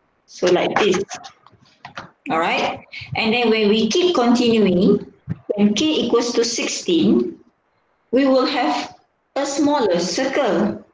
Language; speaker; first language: English; non-native, local second language; Malay